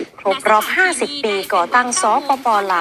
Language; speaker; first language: Thai; native; Thai